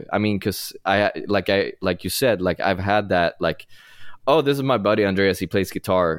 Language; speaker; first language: English; non-native, fluent; Swedish